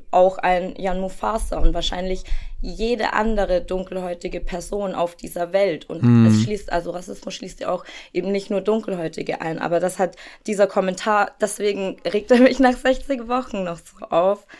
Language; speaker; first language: German; native; German